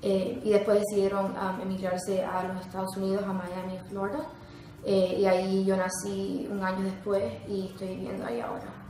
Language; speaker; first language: Spanish; early bilingual, heritage; Spanish